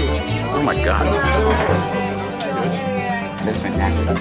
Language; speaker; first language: English; native; English